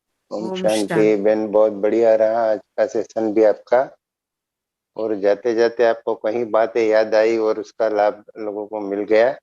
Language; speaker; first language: Hindi; non-native, local second language; Gujarati